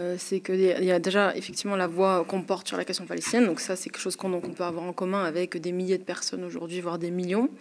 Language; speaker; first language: French; early bilingual, other home language; Arabic